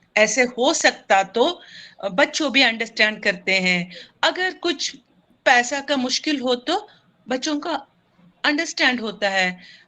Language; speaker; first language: Hindi; non-native, local second language; Kannada